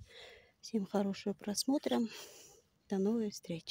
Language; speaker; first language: Russian; non-native, learner; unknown